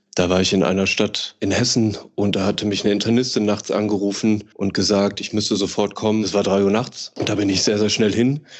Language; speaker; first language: German; native; German